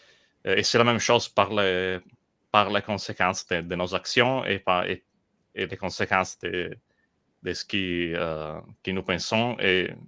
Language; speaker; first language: French; non-native, learner; Italian